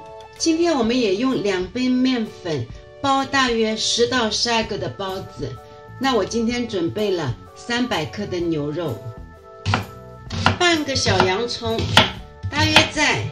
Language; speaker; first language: Chinese; native; Chinese